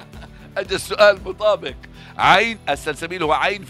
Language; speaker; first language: Arabic; native; Arabic